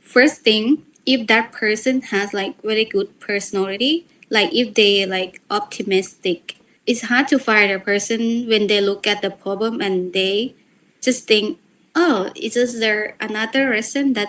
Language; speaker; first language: English; non-native, learner; Thai